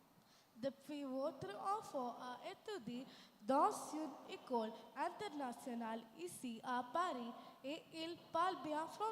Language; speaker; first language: French; non-native, learner; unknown